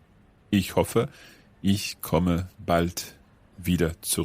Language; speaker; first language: German; non-native, fluent; English